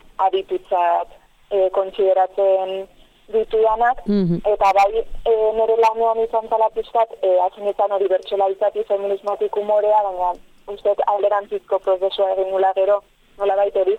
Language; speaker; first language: Basque; native; Basque